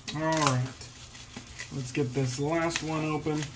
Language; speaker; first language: English; native; English